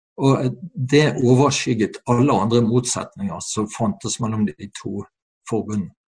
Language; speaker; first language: Norwegian; native; Norwegian